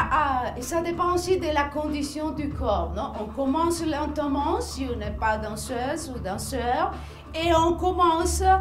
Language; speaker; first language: French; non-native, fluent; Spanish